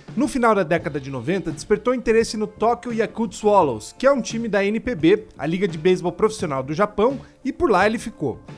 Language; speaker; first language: Portuguese; native; Portuguese